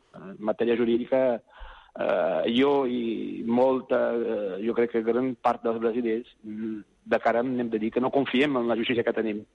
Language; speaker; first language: Catalan; non-native, fluent; Portuguese